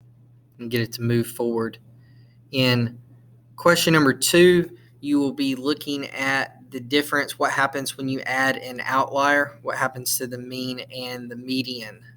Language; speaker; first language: English; native; English